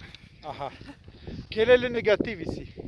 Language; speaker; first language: French; non-native, learner; Albanian